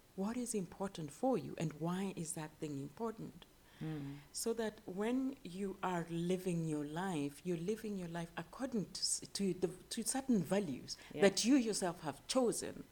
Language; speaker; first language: English; non-native, local second language; Luo (Kenya and Tanzania)